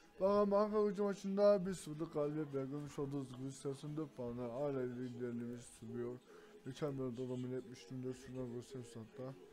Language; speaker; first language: Turkish; native; Turkish